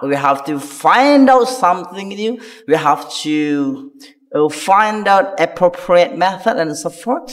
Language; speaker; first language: English; non-native, fluent; Indonesian